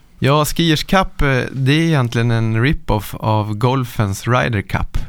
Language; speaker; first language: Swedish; native; Swedish